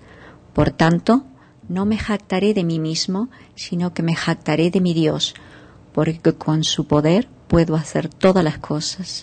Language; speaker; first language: Spanish; native; Spanish